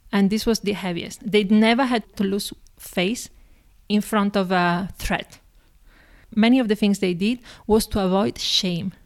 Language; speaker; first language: English; non-native, fluent; Italian